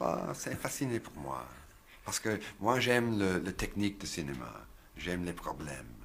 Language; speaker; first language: French; non-native, learner; English